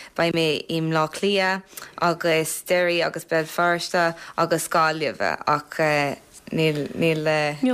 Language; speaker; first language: Irish; non-native, local second language; English